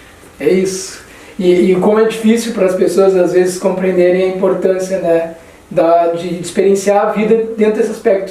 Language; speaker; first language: Portuguese; native; Portuguese